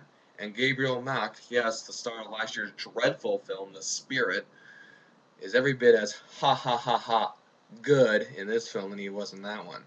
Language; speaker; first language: English; native; English